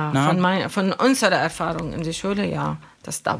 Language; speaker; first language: German; non-native, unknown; Arabic